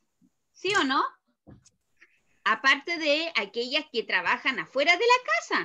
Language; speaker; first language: Spanish; native; Spanish